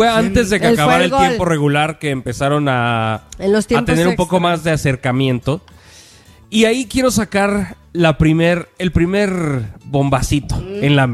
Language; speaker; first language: Spanish; native; Spanish